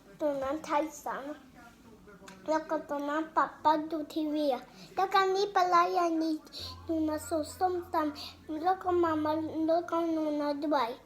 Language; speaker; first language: Thai; early bilingual, heritage; Thai